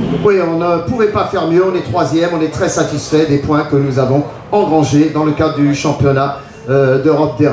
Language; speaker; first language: French; native; French